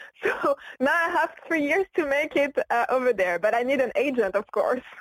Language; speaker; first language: English; non-native, fluent; French